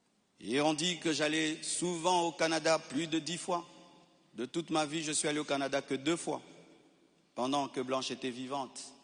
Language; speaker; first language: French; non-native, local second language; Lingala